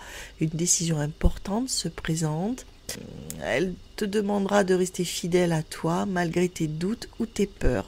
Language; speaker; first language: French; native; French